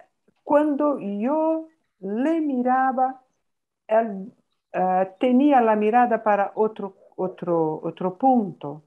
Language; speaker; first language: Spanish; non-native, fluent; Portuguese